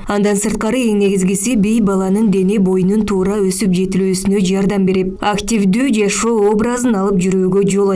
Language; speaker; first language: Kyrgyz; native; Kyrgyz